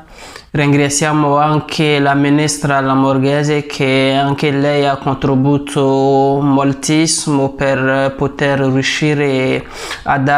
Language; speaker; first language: Italian; non-native, fluent; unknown